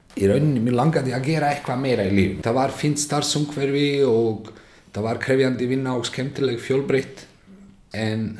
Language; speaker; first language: Icelandic; non-native, fluent; Bosnian